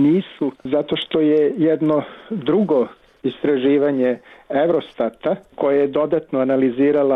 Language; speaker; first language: Serbian; native; Serbian